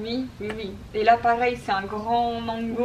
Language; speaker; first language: French; native; French